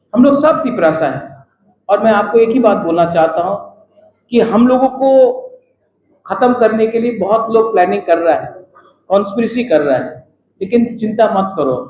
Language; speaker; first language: Hindi; non-native, local second language; Kok Borok